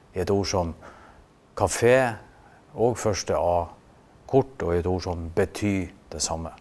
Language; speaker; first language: Norwegian; native; Norwegian